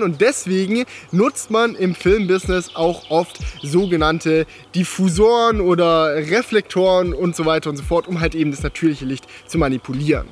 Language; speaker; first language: German; native; German